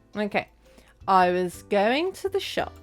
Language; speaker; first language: English; native; English